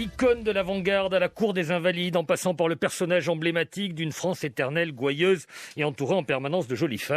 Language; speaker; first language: French; native; French